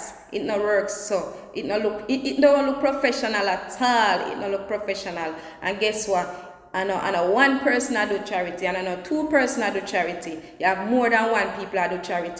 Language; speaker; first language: English; non-native, local second language; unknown